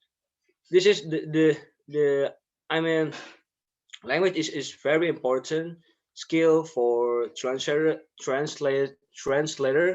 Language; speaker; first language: English; non-native, learner; Indonesian